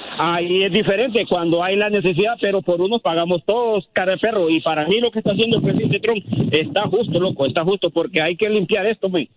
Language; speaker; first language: Spanish; native; Spanish